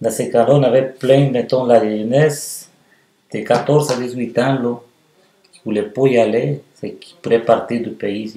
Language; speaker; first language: French; non-native, fluent; Spanish